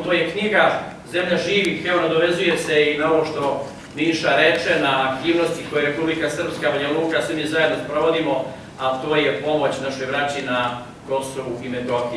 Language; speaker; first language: Serbian; native; Serbian